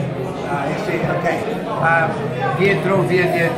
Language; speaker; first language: Italian; non-native, fluent; German